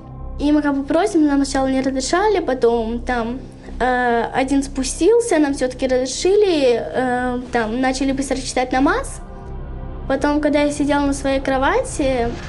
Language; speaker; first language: Russian; native; Russian